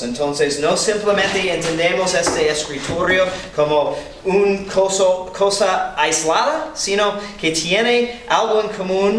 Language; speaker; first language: Spanish; non-native, fluent; English